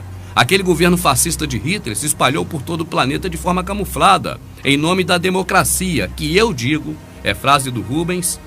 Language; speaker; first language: Portuguese; native; Portuguese